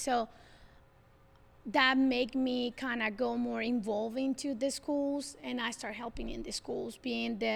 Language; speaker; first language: English; non-native, fluent; Spanish